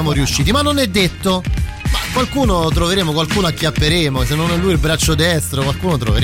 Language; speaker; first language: Italian; native; Italian